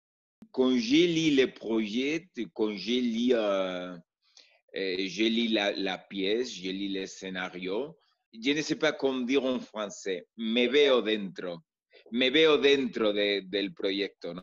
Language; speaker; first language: French; non-native, learner; Spanish